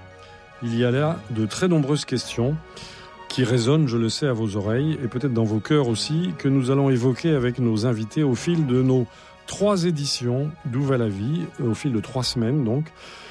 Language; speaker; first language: French; native; French